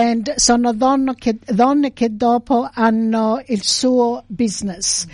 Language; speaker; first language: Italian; early bilingual, heritage; English